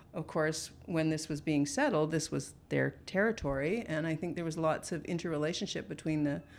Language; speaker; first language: English; native; English